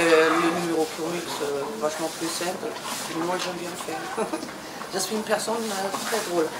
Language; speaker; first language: French; non-native, learner; German